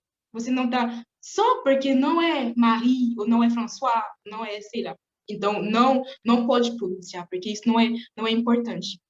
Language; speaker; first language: Portuguese; non-native, fluent; French